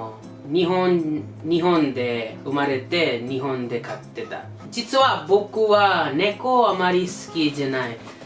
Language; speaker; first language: Japanese; non-native, learner; English